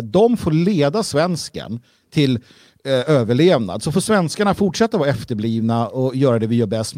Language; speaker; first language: Swedish; native; Swedish